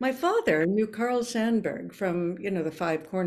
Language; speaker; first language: English; early bilingual, other home language; Norwegian